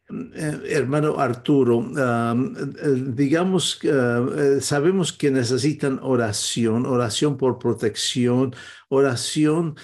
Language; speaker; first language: Spanish; non-native, fluent; English